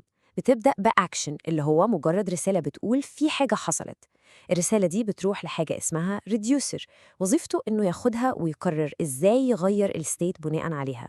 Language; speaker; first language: Arabic; native; Arabic